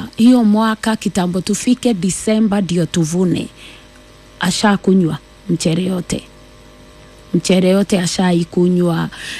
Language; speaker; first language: Swahili; non-native, local second language; Kikuyu